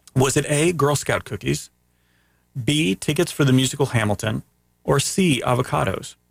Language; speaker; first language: English; early bilingual, other home language; Greek